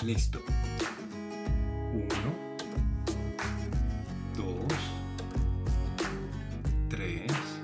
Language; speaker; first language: Spanish; native; Spanish